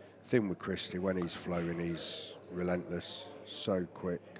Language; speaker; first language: English; native; English